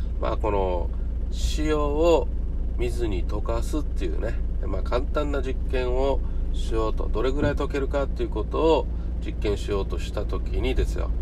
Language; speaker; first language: Japanese; native; Japanese